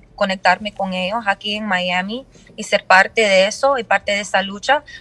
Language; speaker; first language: Spanish; early bilingual, heritage; Spanish